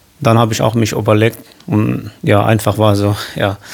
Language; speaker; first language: German; non-native, learner; Kurdish